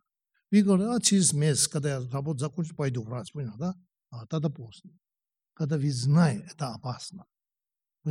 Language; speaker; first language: Russian; non-native, learner; Tibetan